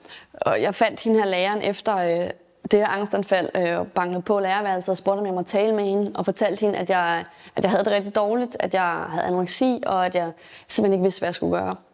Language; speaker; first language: Danish; native; Danish